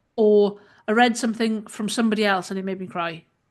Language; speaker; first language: English; native; English